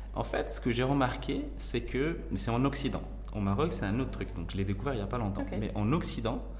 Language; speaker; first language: French; non-native, local second language; Arabic